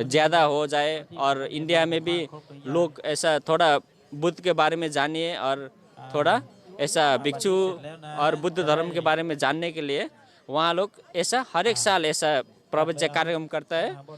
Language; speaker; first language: Hindi; non-native, learner; Nepali